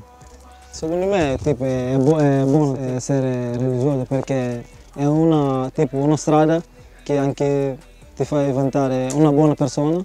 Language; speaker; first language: Italian; non-native, learner; Portuguese